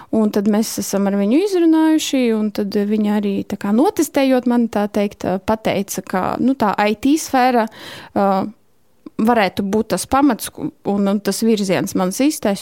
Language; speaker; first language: Latvian; non-native, local second language; Russian